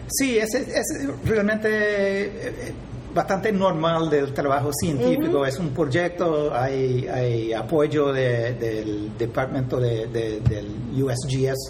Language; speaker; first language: Spanish; non-native, fluent; English